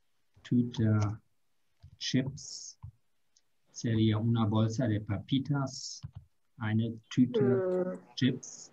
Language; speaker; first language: Spanish; non-native, fluent; German